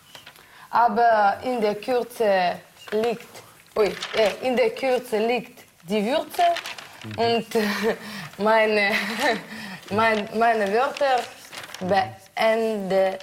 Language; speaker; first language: German; non-native, learner; Russian